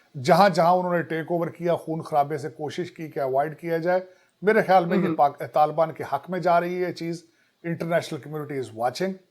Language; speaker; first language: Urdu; non-native, local second language; Punjabi